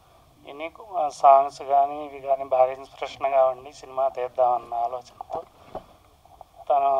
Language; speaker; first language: Telugu; native; Telugu